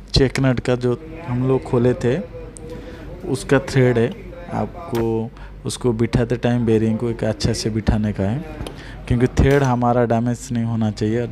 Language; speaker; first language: Hindi; non-native, local second language; Odia